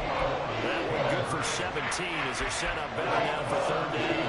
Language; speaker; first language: English; native; English